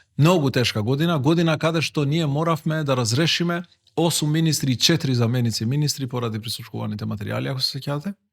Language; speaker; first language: Macedonian; non-native, local second language; Albanian